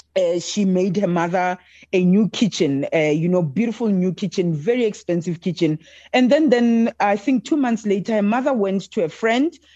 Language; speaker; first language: English; non-native, local second language; Southern Sotho